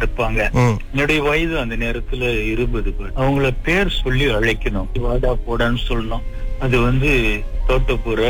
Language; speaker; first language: Tamil; early bilingual, heritage; Tamil